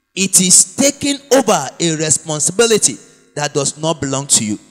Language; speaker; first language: English; non-native, local second language; Yoruba